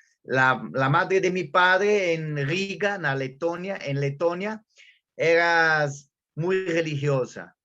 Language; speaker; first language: Spanish; non-native, fluent; Portuguese